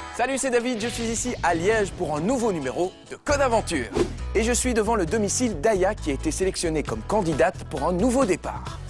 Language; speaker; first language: French; native; French